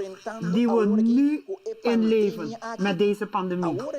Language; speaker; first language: Dutch; non-native, local second language; Papiamento